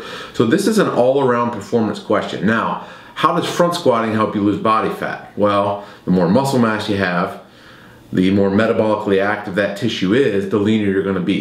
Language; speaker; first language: English; native; English